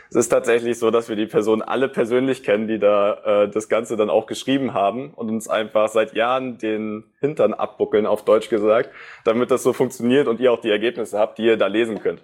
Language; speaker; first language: German; native; German